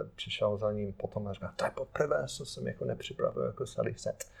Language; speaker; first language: Czech; non-native, fluent; English